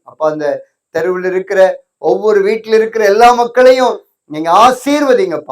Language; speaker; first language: Tamil; native; Tamil